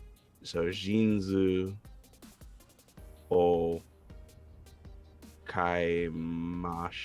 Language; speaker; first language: Japanese; non-native, learner; English